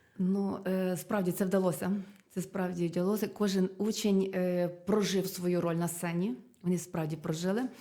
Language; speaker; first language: Ukrainian; native; Ukrainian